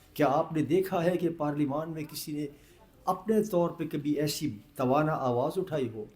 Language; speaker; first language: Urdu; non-native, local second language; Northern Hindko